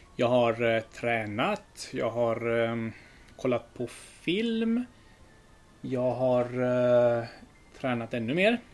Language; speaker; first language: Swedish; early bilingual, other home language; Spanish